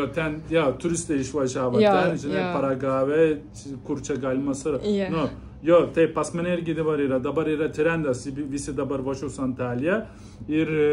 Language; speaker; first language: Lithuanian; non-native, learner; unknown